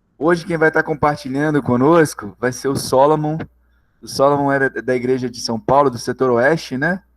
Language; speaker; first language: Portuguese; native; Portuguese